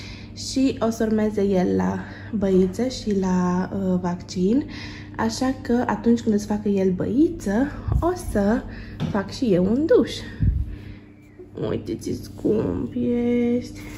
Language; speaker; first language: Romanian; native; Romanian